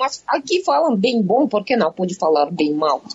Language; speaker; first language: Portuguese; non-native, learner; Russian